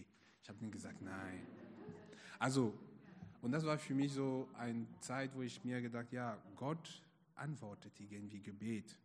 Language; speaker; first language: German; non-native, fluent; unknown